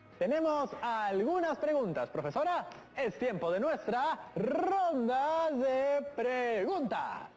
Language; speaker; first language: Spanish; native; Spanish